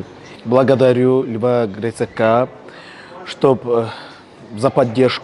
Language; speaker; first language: Russian; non-native, fluent; Azerbaijani